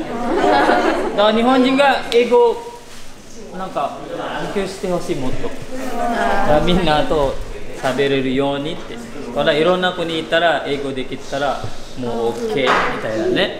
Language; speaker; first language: Japanese; non-native, fluent; Indonesian